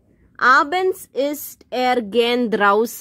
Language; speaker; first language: German; non-native, fluent; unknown